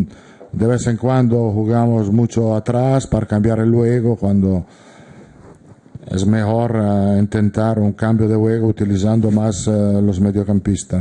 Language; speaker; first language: Spanish; non-native, fluent; Italian